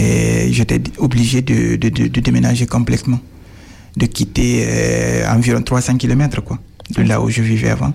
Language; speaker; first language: French; non-native, fluent; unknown